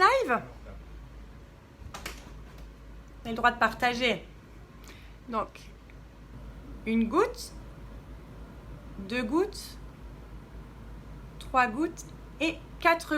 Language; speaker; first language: French; native; French